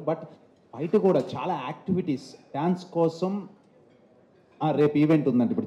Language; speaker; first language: Telugu; native; Telugu